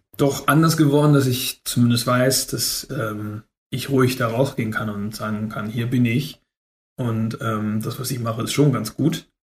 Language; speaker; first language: German; native; German